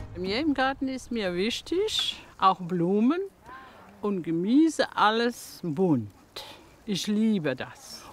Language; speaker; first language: German; non-native, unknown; Bosnian